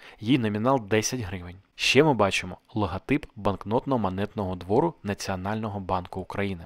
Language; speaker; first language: Ukrainian; non-native, local second language; Russian